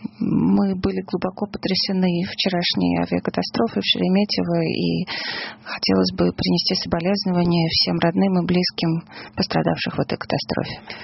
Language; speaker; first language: Russian; native; Russian